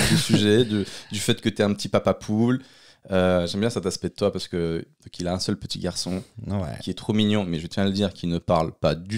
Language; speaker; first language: French; native; French